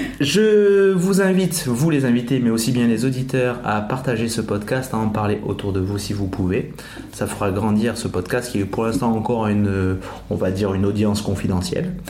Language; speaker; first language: French; native; French